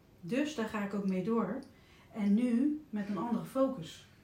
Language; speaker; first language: Dutch; native; Dutch